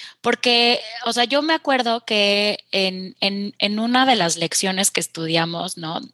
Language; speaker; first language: Spanish; native; Spanish